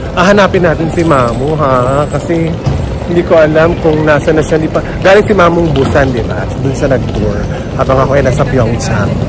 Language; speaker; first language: Filipino; native; Filipino